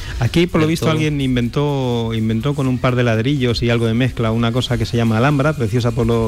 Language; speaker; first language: Spanish; native; Spanish